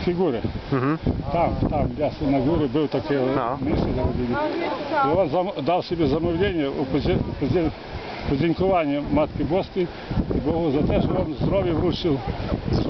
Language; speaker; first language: Polish; early bilingual, heritage; Polish